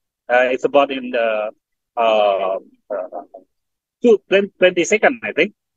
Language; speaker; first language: English; non-native, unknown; Indonesian